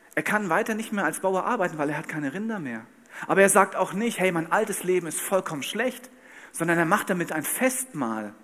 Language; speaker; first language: German; native; German